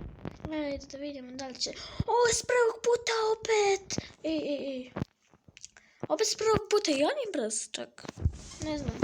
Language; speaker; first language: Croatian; early bilingual, heritage; Croatian